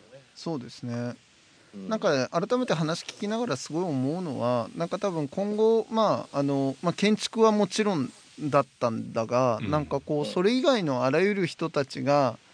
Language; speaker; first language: Japanese; native; Japanese